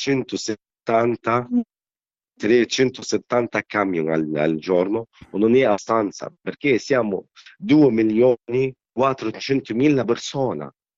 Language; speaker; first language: Italian; non-native, learner; Arabic